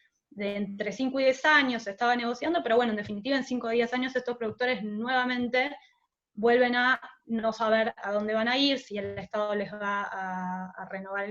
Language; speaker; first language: Spanish; native; Spanish